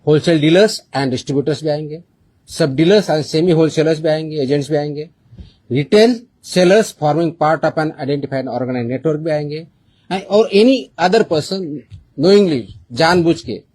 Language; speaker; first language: Hindi; non-native, local second language; Marathi